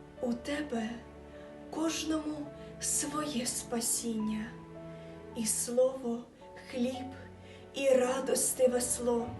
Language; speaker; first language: Ukrainian; native; Ukrainian